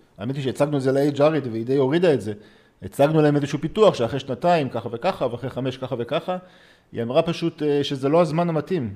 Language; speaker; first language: Hebrew; native; Hebrew